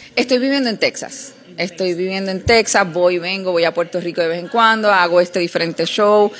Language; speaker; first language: Spanish; native; Spanish